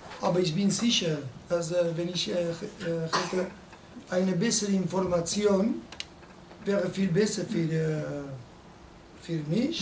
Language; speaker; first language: German; non-native, learner; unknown